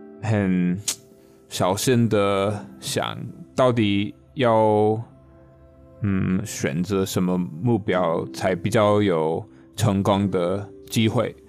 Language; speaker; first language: Chinese; non-native, fluent; English